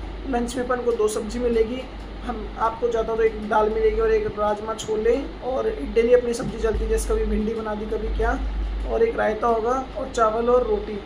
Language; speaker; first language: Hindi; native; Hindi